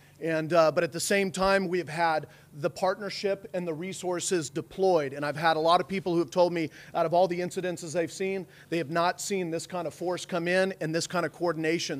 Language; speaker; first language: English; native; English